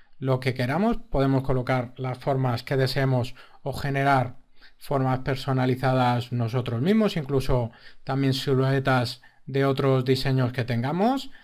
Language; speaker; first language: Spanish; native; Spanish